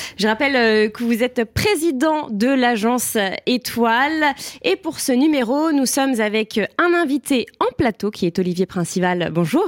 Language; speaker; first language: French; native; French